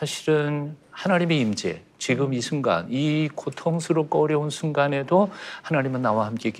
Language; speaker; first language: Korean; native; Korean